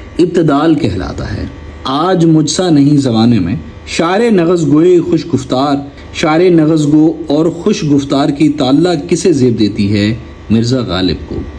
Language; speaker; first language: Urdu; non-native, local second language; Punjabi